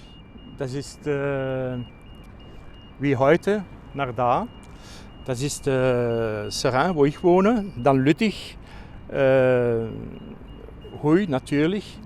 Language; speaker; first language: German; non-native, fluent; French